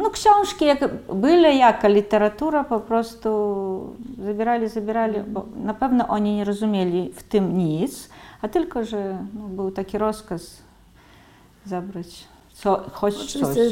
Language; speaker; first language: Polish; early bilingual, heritage; Polish